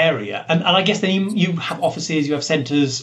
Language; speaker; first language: English; native; English